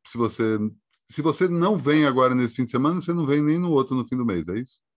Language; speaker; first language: Portuguese; native; Portuguese